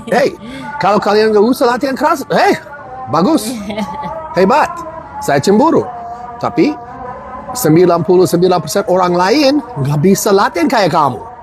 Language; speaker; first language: Indonesian; non-native, learner; English